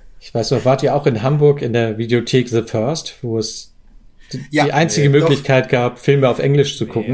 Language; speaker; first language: German; native; German